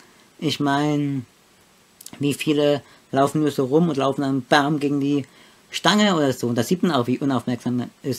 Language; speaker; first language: German; native; German